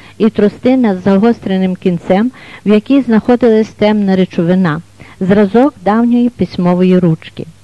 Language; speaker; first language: Ukrainian; native; Ukrainian